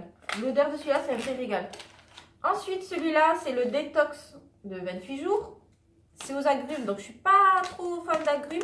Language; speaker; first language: French; native; French